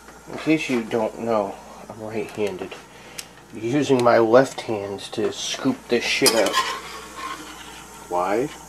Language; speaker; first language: English; native; English